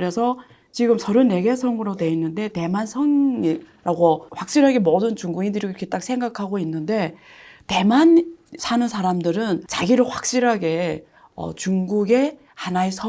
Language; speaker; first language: Korean; native; Korean